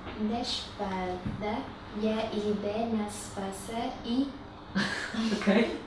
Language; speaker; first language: Polish; non-native, learner; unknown